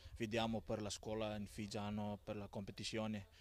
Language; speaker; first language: Italian; non-native, learner; Fijian